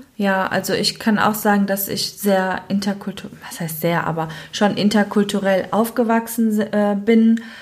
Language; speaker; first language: German; native; German